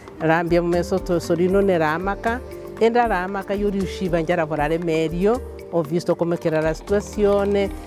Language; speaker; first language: Italian; non-native, fluent; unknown